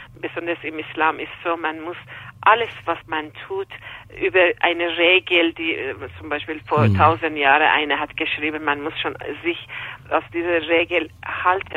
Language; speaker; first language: German; non-native, fluent; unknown